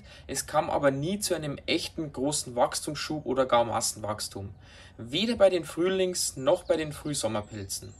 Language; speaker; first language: German; native; German